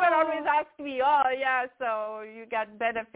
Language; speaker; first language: English; non-native, fluent; French